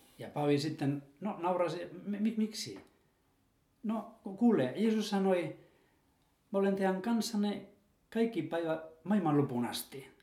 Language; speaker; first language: Finnish; non-native, fluent; Spanish